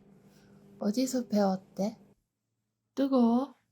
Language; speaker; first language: Korean; non-native, fluent; Japanese